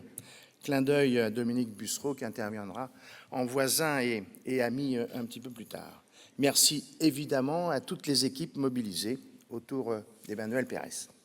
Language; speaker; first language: French; native; French